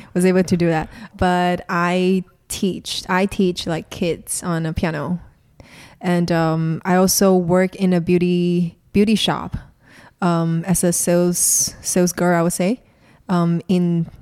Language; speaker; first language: English; non-native, local second language; Chinese